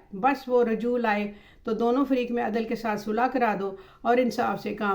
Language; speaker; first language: Urdu; native; Urdu